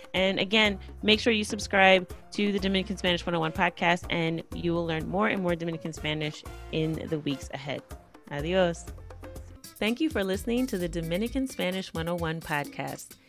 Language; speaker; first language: English; native; English